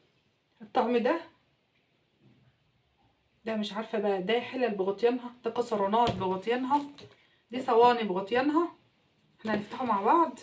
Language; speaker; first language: Arabic; native; Arabic